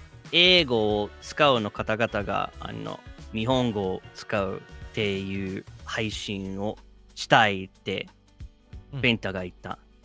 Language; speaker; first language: Japanese; non-native, fluent; English